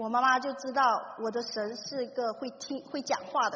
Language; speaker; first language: Chinese; native; Chinese